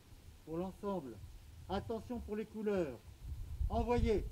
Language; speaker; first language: French; native; French